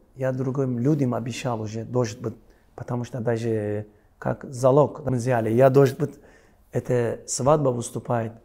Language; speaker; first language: Russian; non-native, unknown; Turkish